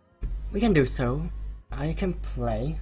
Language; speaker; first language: English; non-native, learner; Swedish